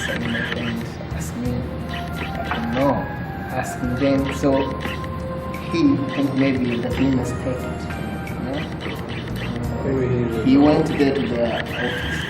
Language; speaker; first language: English; non-native, local second language; Swahili